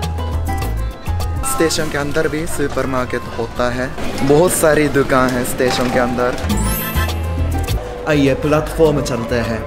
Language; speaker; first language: Hindi; non-native, fluent; Japanese